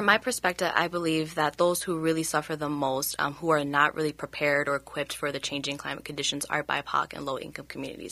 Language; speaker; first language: English; native; English